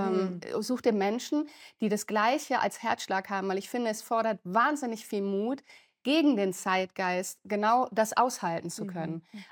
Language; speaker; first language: German; native; German